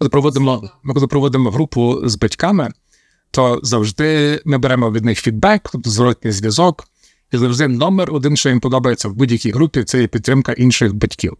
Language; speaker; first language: Ukrainian; native; Ukrainian